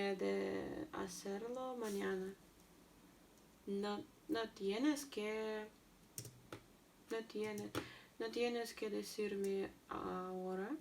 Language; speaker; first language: Spanish; non-native, learner; Russian